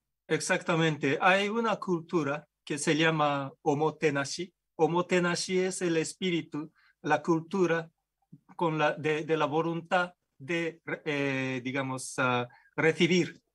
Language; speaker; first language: Spanish; non-native, fluent; Japanese